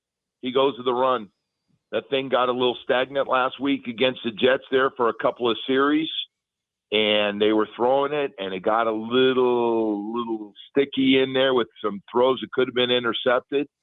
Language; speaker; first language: English; native; English